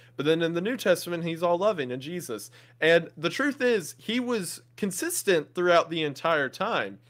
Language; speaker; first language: English; native; English